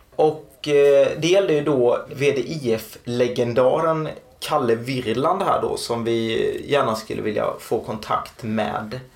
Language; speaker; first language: Swedish; native; Swedish